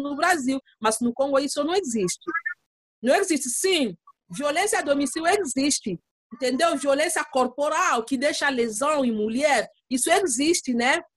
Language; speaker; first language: Portuguese; non-native, learner; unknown